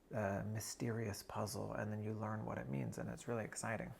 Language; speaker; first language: English; native; English